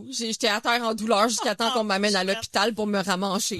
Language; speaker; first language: French; native; French